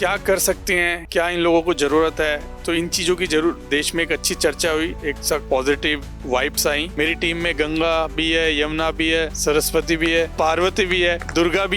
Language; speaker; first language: Hindi; native; Hindi